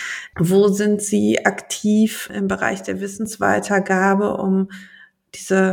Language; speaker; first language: German; native; German